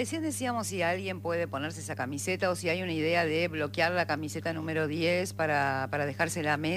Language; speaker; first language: Spanish; native; Spanish